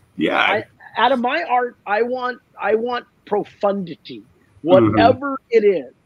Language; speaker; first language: English; native; English